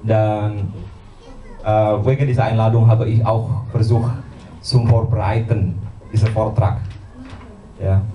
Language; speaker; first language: German; non-native, learner; Indonesian